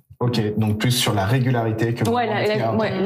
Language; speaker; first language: French; native; French